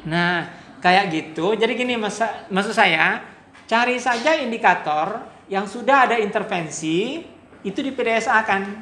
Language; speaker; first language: Indonesian; native; Indonesian